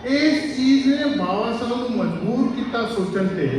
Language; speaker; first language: Hindi; non-native, local second language; Punjabi